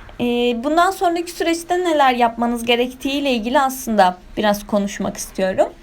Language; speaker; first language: Turkish; native; Turkish